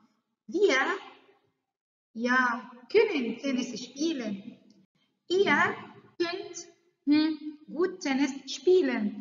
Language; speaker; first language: German; non-native, learner; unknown